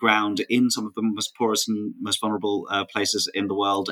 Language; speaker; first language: English; native; English